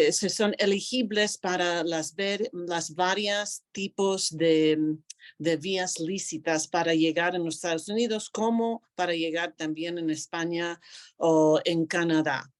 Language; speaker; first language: Spanish; non-native, fluent; English